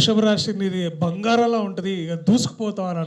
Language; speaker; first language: Telugu; native; Telugu